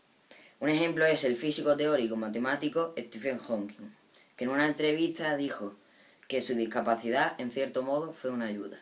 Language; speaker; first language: Spanish; native; Spanish